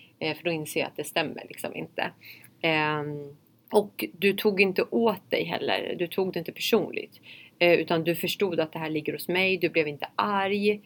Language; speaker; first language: Swedish; early bilingual, other home language; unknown